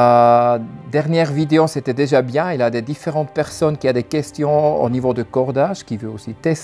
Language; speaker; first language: French; non-native, learner; German